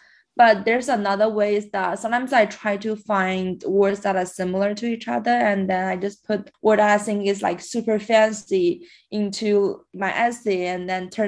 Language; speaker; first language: English; non-native, fluent; Chinese